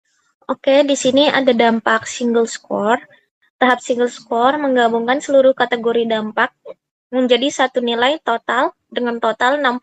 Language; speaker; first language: Indonesian; native; Indonesian